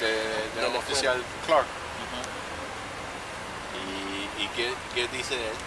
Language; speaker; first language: Spanish; non-native, learner; English